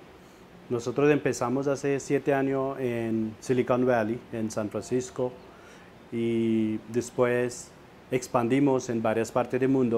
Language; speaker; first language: Spanish; non-native, fluent; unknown